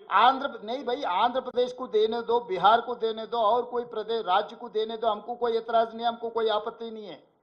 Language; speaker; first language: Hindi; non-native, local second language; Telugu